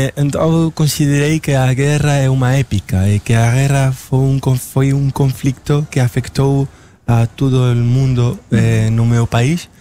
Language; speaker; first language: Portuguese; non-native, learner; Spanish